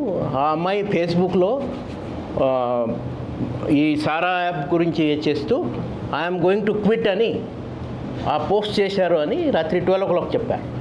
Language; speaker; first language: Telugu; non-native, fluent; Marathi